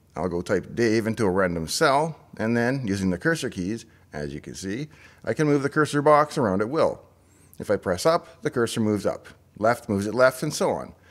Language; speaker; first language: English; native; English